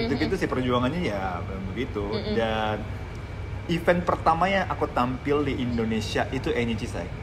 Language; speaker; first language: Indonesian; non-native, fluent; Japanese